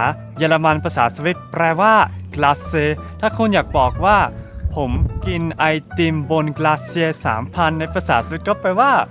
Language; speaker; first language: Thai; early bilingual, heritage; Thai